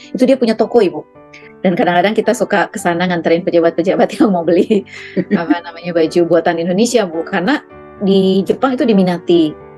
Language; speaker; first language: Indonesian; native; Indonesian